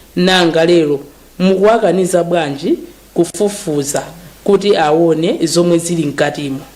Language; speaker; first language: Nyanja; native; Nyanja